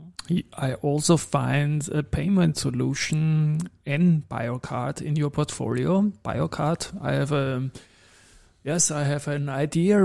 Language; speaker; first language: English; non-native, fluent; German